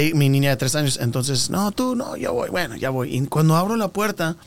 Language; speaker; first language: Spanish; early bilingual, heritage; Spanish